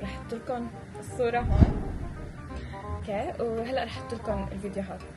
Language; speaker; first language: Arabic; native; Arabic